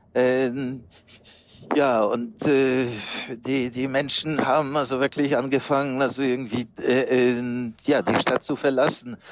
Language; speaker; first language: German; non-native, fluent; Polish